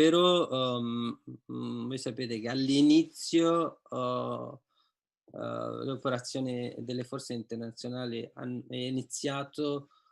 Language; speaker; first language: Italian; non-native, fluent; Persian